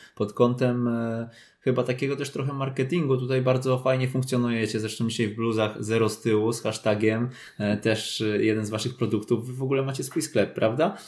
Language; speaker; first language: Polish; native; Polish